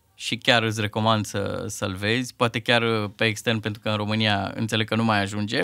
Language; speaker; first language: Romanian; native; Romanian